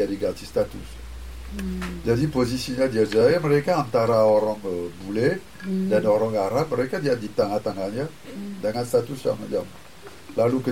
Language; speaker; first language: Indonesian; non-native, fluent; French